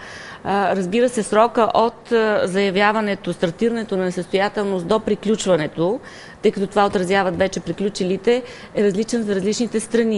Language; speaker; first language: Bulgarian; native; Bulgarian